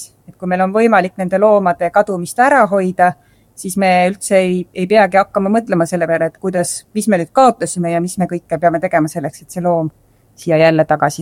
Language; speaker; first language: Estonian; native; Estonian